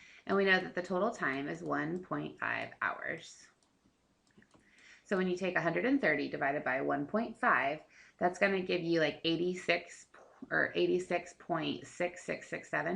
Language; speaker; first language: English; native; English